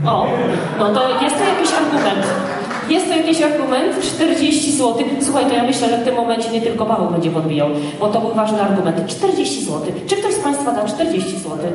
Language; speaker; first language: Polish; native; Polish